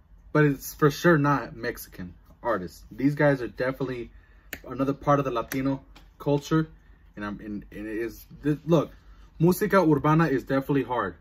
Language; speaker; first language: English; early bilingual, other home language; Spanish